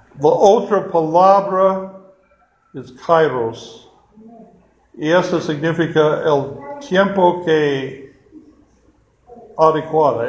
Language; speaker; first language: Spanish; non-native, fluent; English